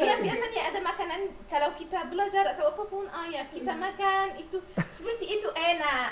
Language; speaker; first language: Indonesian; non-native, learner; Arabic